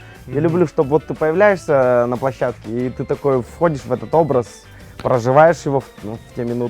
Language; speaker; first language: Russian; native; Russian